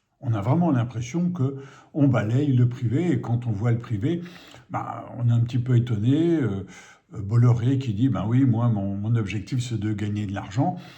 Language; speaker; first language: French; native; French